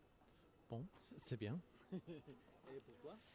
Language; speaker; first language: French; non-native, learner; Spanish